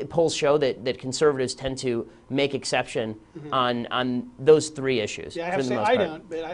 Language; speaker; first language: English; native; English